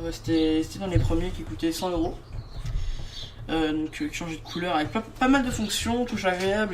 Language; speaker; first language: French; native; French